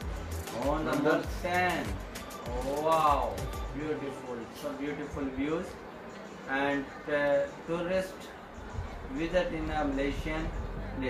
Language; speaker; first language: English; non-native, learner; Urdu